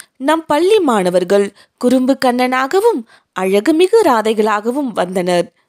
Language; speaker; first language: Tamil; native; Tamil